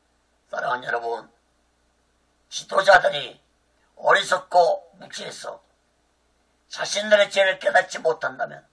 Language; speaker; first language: Korean; native; Korean